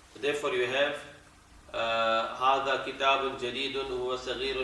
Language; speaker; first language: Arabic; non-native, fluent; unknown